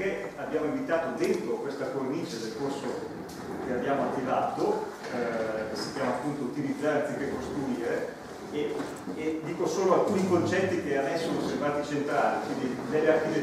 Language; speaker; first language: Italian; native; Italian